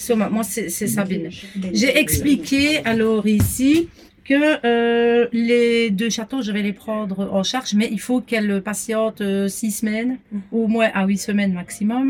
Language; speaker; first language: French; native; French